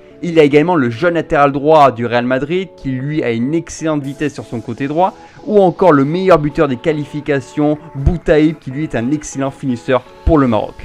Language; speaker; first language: French; native; French